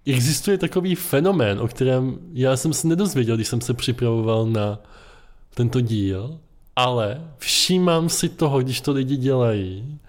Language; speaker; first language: Czech; native; Czech